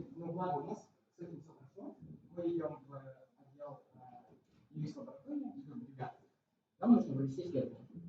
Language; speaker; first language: Russian; native; Russian